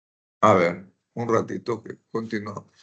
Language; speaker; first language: Spanish; native; Spanish